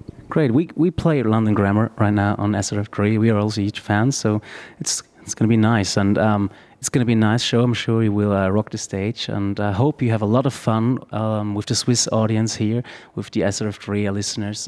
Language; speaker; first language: English; non-native, fluent; German